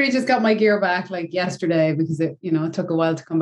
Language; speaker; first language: English; native; English